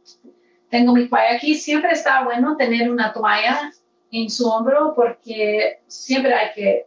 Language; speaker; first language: Spanish; early bilingual, heritage; Spanish